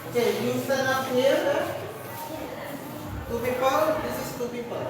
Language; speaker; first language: English; non-native, learner; Indonesian